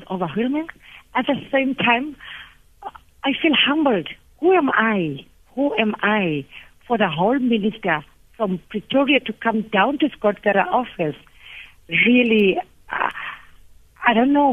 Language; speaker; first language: English; non-native, local second language; Zulu